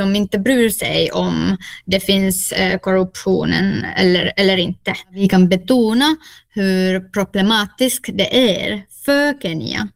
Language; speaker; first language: Swedish; non-native, local second language; Finnish